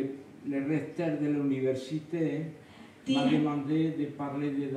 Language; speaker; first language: French; non-native, fluent; Spanish